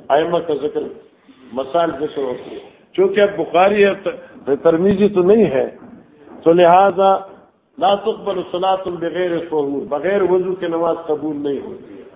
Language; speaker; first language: Urdu; non-native, local second language; Northern Hindko